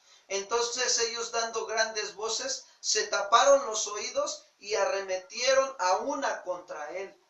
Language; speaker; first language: Spanish; native; Spanish